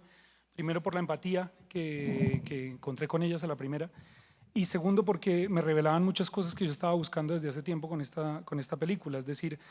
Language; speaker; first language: Spanish; native; Spanish